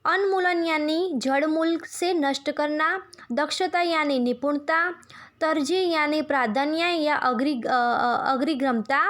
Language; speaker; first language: Hindi; non-native, local second language; Gujarati